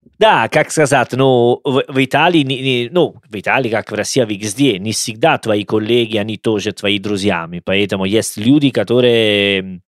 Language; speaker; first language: Russian; non-native, learner; Italian